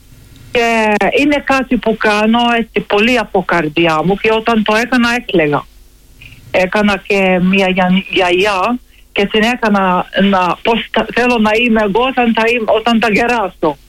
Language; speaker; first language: Greek; non-native, learner; Maltese